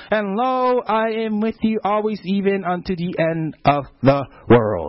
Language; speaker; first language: English; native; English